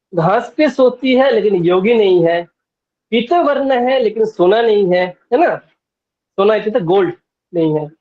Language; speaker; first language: Hindi; non-native, local second language; Bangla